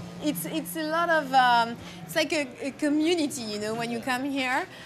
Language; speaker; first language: English; non-native, fluent; French